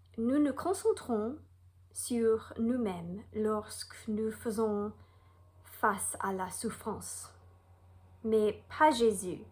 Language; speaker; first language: French; non-native, fluent; English